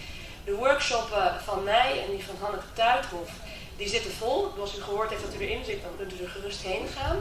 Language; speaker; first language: Dutch; native; Dutch